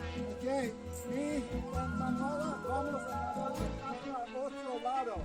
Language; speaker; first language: Portuguese; non-native, learner; English